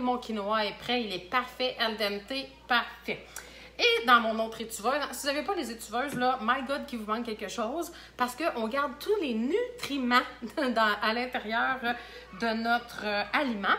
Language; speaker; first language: French; native; French